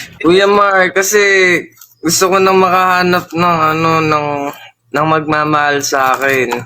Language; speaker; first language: Filipino; non-native, local second language; Pampanga